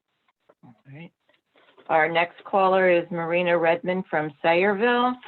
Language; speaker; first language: English; native; English